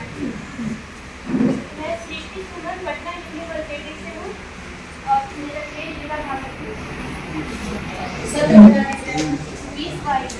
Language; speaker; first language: Hindi; native; Hindi